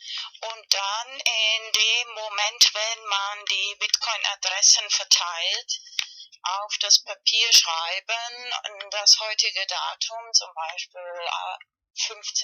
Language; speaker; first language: German; non-native, fluent; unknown